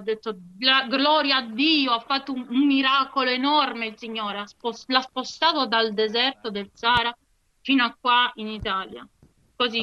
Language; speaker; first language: Italian; native; Italian